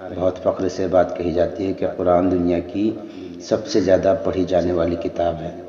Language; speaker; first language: Urdu; native; Urdu